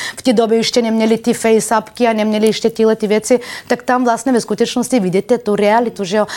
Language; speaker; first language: Czech; non-native, fluent; Bulgarian